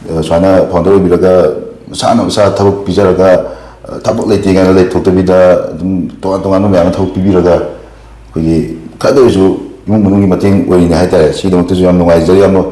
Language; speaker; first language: Manipuri; native; Manipuri